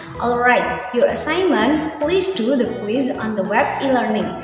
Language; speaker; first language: English; non-native, fluent; Indonesian